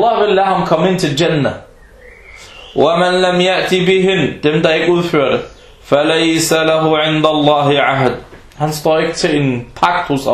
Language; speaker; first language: Danish; non-native, local second language; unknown